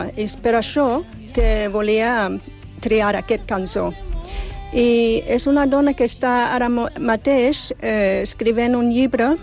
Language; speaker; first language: Catalan; non-native, fluent; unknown